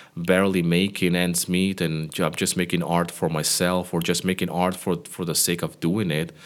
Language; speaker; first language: English; non-native, fluent; Greek